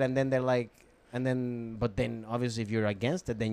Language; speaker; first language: English; non-native, fluent; Spanish